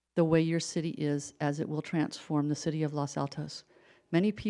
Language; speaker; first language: English; native; English